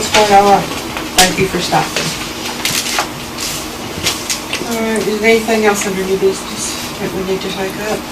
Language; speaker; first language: English; native; English